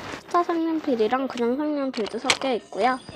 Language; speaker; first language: Korean; native; Korean